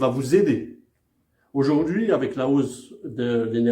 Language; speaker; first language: French; native; French